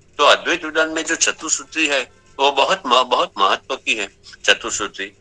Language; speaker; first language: Hindi; non-native, local second language; Gujarati